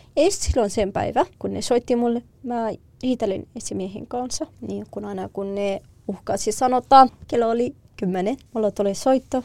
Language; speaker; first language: Finnish; non-native, fluent; Kurdish